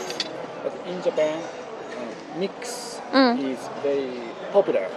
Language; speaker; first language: English; non-native, fluent; Japanese